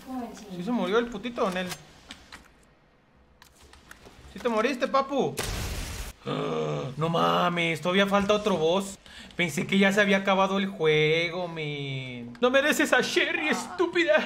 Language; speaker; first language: Spanish; native; Spanish